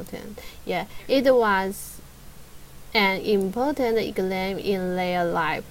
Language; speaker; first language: English; non-native, learner; Chinese